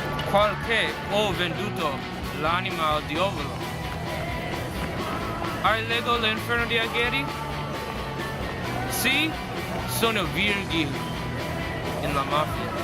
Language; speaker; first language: Italian; non-native, learner; English